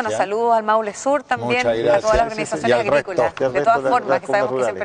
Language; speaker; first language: Spanish; native; Spanish